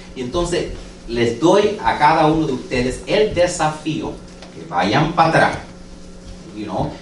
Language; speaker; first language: Spanish; non-native, fluent; English